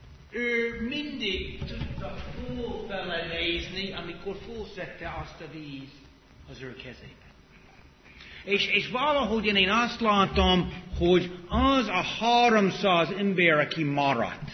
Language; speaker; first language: Hungarian; non-native, fluent; English